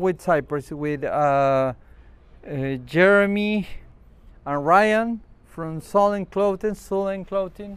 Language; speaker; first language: English; non-native, learner; Spanish